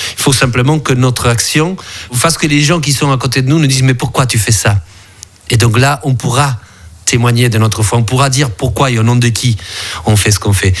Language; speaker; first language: French; early bilingual, other home language; Spanish